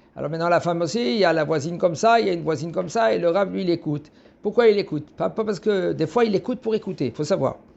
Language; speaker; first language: French; native; French